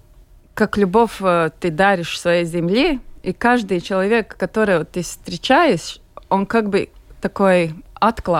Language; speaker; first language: Russian; non-native, local second language; Latvian